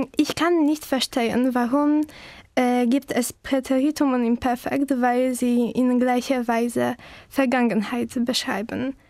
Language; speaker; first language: German; non-native, learner; Polish